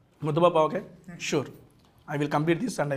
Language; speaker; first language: Telugu; native; Telugu